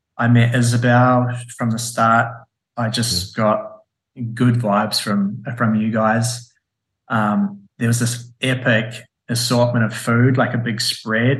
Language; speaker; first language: English; native; English